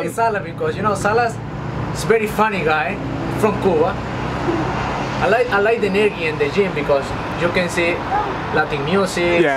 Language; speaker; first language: English; non-native, learner; Spanish